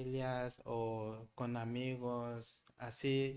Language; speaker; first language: Spanish; non-native, learner; Korean